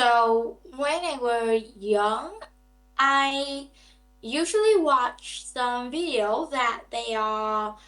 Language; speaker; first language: English; non-native, learner; Vietnamese